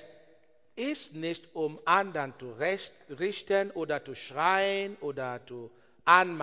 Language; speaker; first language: German; non-native, learner; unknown